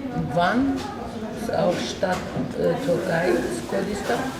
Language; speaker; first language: German; non-native, learner; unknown